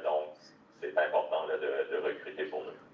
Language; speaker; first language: French; native; French